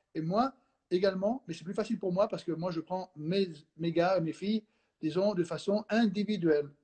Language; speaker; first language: French; non-native, fluent; Spanish